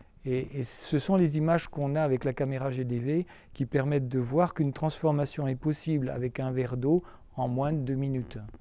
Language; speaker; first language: French; native; French